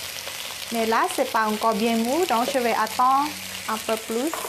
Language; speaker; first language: French; non-native, learner; Thai